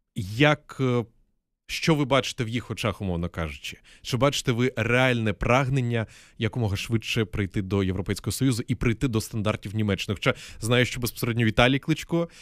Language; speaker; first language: Ukrainian; native; Ukrainian